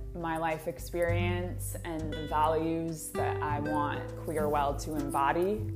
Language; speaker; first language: English; native; English